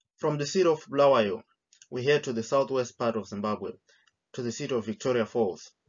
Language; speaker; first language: English; non-native, local second language; Shona